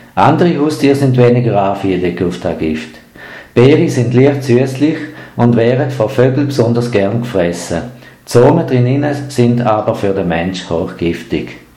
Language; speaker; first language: German; native; German